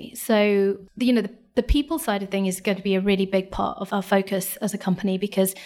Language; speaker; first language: English; native; English